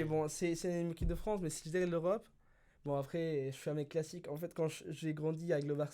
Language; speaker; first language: French; early bilingual, other home language; Spanish